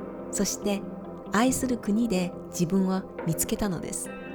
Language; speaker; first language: Japanese; native; Japanese